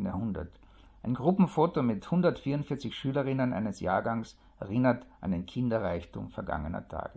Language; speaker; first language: German; native; German